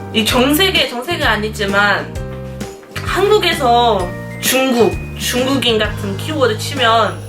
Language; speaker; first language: Korean; non-native, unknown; Chinese